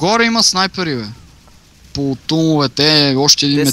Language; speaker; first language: Bulgarian; native; Bulgarian